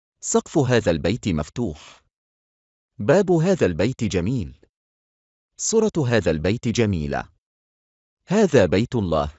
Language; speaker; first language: Arabic; non-native, fluent; Bangla